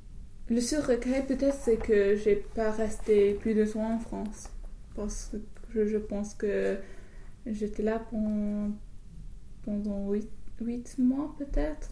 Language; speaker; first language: French; non-native, fluent; English